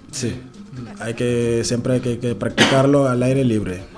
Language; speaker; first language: Spanish; non-native, learner; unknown